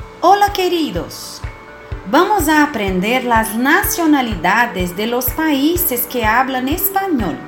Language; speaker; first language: Spanish; non-native, fluent; Portuguese